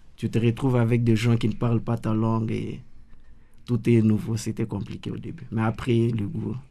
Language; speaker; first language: French; non-native, local second language; Lingala